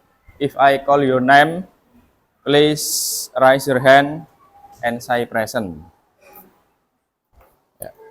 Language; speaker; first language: English; non-native, fluent; Indonesian